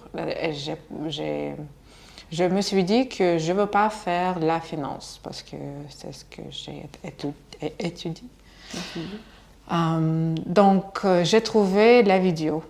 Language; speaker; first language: French; non-native, fluent; Russian